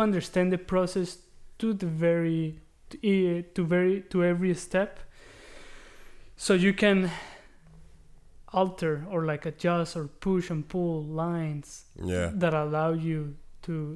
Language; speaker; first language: English; non-native, fluent; Spanish